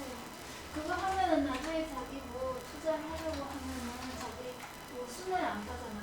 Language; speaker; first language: Korean; non-native, learner; Chinese